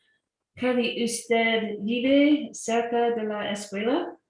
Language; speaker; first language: Spanish; non-native, learner; English